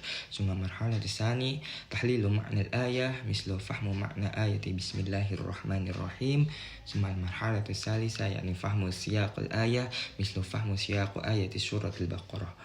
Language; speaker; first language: Arabic; non-native, learner; Indonesian